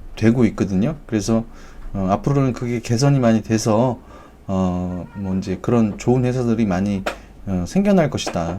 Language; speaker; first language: Korean; native; Korean